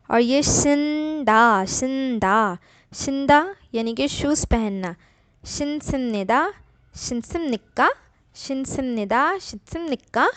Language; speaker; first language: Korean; non-native, learner; Urdu